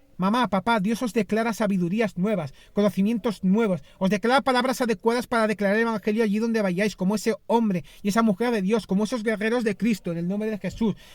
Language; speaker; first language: Spanish; non-native, fluent; Greek